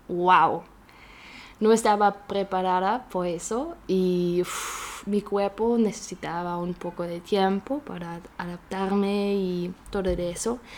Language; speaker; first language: Spanish; non-native, learner; German